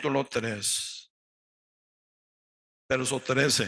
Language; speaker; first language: Spanish; non-native, learner; Korean